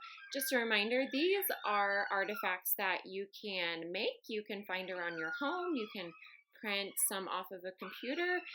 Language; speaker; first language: English; native; English